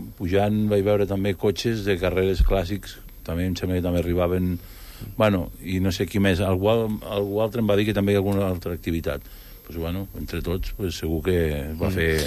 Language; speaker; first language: Catalan; native; Catalan